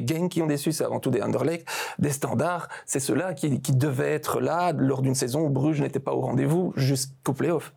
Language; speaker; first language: French; native; French